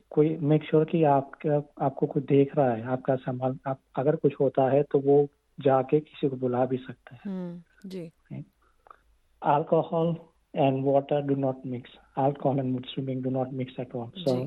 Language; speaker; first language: Hindi; non-native, local second language; Gujarati